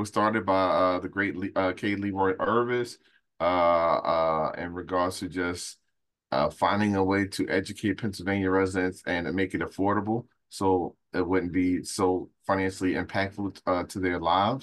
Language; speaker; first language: English; native; English